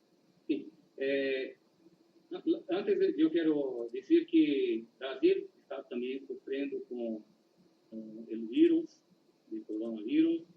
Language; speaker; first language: Spanish; non-native, learner; Portuguese